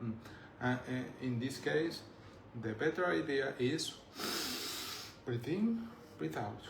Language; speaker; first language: English; non-native, learner; Spanish